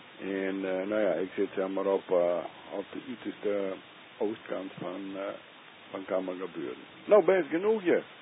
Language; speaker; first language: Dutch; non-native, local second language; Western Frisian